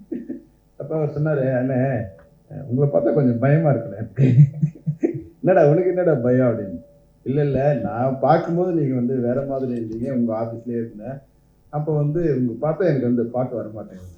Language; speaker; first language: Tamil; native; Tamil